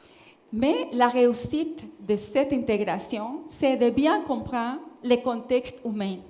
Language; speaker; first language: French; non-native, fluent; Spanish